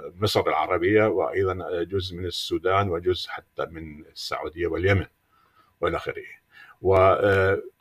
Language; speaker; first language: Arabic; non-native, fluent; German